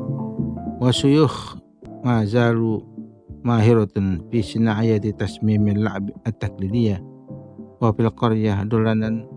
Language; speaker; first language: Arabic; non-native, fluent; Indonesian